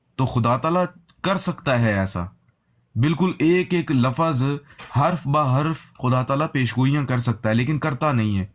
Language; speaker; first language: Urdu; native; Urdu